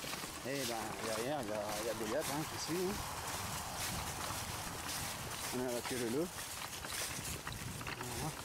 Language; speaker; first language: French; native; French